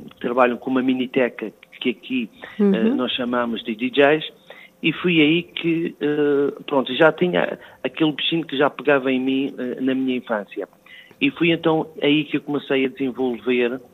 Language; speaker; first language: Portuguese; native; Portuguese